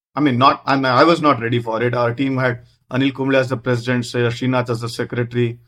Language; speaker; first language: English; non-native, local second language; Kannada